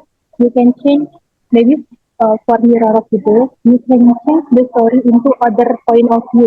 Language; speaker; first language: English; non-native, learner; Indonesian